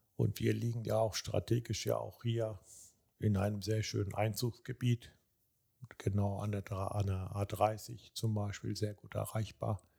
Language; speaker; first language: German; early bilingual, other home language; Turkish